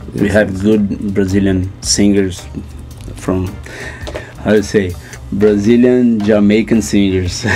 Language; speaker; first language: English; non-native, fluent; Portuguese